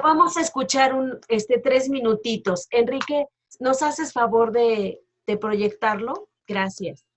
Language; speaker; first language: Spanish; native; Spanish